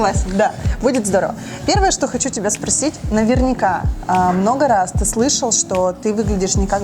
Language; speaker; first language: Russian; native; Russian